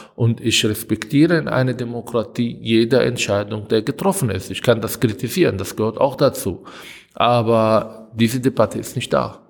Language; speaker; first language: German; non-native, fluent; Hebrew